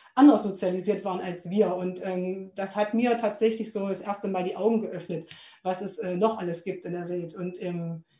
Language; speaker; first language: German; native; German